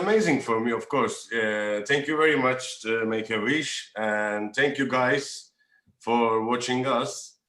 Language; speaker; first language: English; non-native, fluent; Turkish